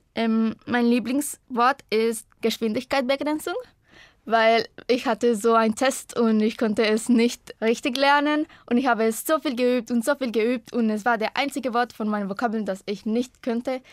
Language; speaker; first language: German; non-native, fluent; Spanish